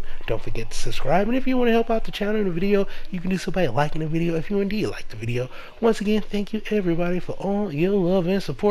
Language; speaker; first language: English; native; English